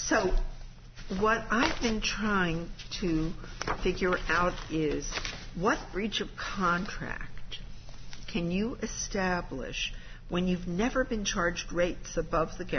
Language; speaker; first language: English; native; English